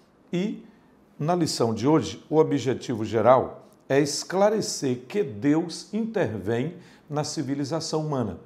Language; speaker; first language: Portuguese; native; Portuguese